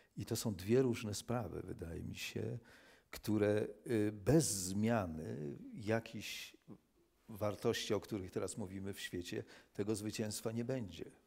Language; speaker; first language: Polish; native; Polish